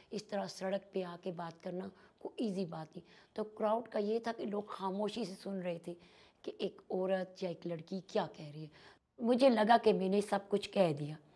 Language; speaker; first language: Urdu; non-native, local second language; Pashto